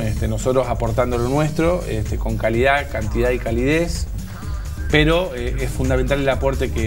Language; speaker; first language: Spanish; native; Spanish